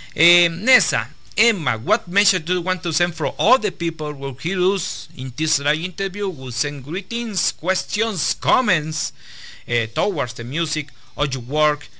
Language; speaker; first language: English; non-native, learner; Spanish